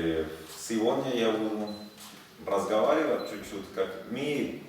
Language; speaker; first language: Russian; non-native, learner; Spanish